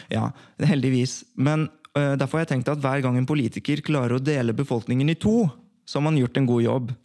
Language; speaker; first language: Norwegian; early bilingual, other home language; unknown